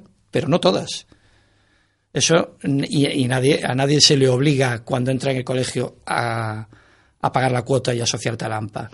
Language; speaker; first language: Spanish; native; Spanish